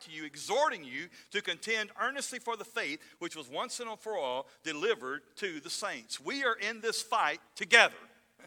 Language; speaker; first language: English; native; English